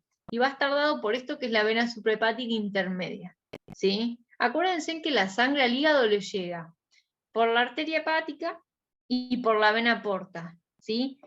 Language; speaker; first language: Spanish; native; Spanish